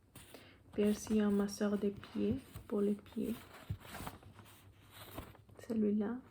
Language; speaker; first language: French; non-native, fluent; Spanish